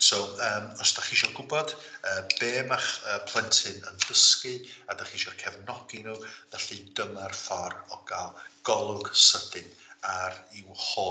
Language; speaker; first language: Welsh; native; Welsh